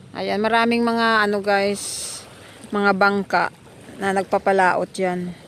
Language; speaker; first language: Filipino; non-native, local second language; Hiligaynon